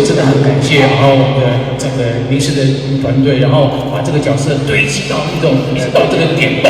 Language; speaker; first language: Chinese; native; Chinese